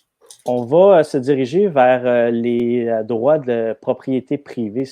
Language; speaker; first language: French; native; French